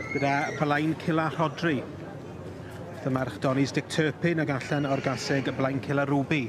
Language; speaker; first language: Welsh; native; Welsh